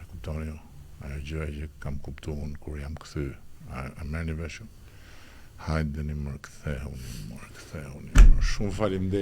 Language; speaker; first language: Albanian; native; Albanian